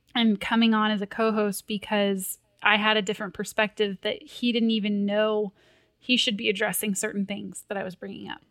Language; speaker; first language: English; native; English